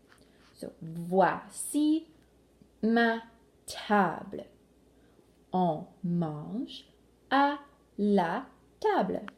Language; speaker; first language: French; non-native, local second language; English